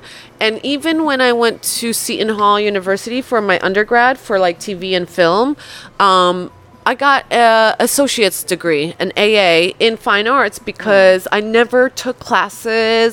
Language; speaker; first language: English; early bilingual, other home language; Polish